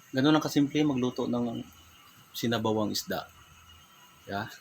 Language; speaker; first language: Filipino; non-native, local second language; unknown